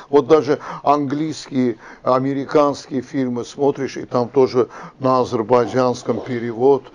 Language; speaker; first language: Russian; non-native, local second language; Azerbaijani